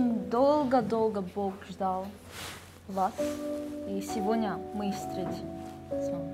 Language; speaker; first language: Russian; non-native, learner; Korean